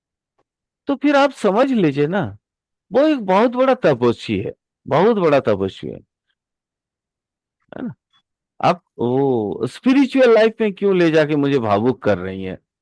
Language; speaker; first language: Hindi; native; Hindi